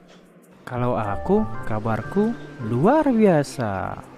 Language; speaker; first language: Indonesian; native; Indonesian